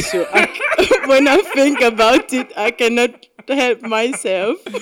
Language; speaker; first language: English; non-native, local second language; Morisyen